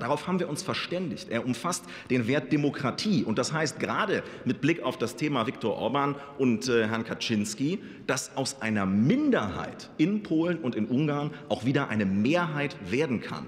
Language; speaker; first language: German; native; German